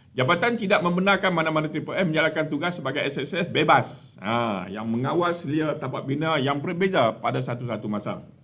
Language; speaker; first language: Malay; native; Malay